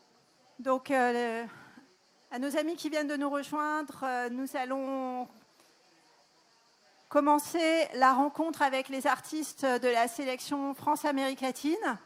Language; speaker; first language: French; native; French